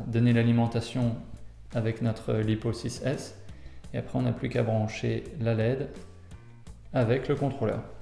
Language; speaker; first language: French; native; French